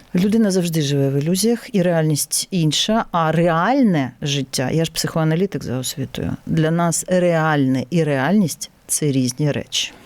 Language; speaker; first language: Ukrainian; non-native, local second language; Russian